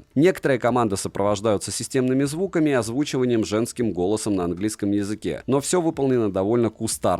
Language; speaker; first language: Russian; native; Russian